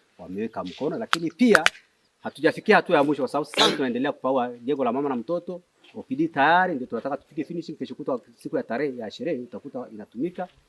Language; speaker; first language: Swahili; non-native, local second language; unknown